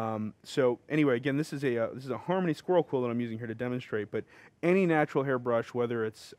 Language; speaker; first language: English; native; English